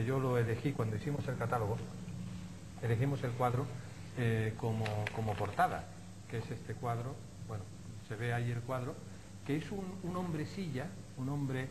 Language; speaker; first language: Spanish; native; Spanish